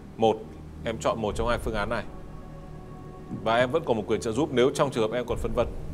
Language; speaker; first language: Vietnamese; native; Vietnamese